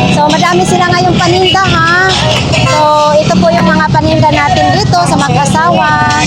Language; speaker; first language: Filipino; non-native, local second language; Cebuano